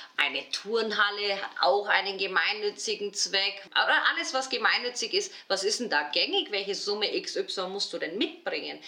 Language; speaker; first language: German; native; German